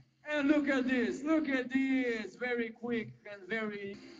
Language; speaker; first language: English; non-native, learner; Russian